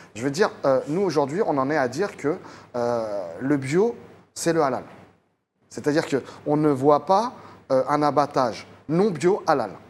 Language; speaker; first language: French; native; French